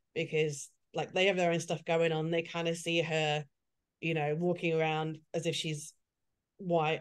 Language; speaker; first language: English; native; English